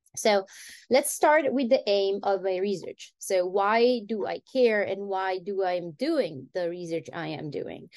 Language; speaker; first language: English; non-native, fluent; Italian